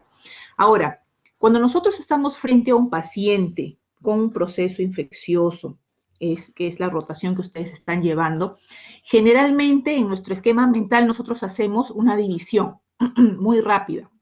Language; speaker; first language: Spanish; native; Spanish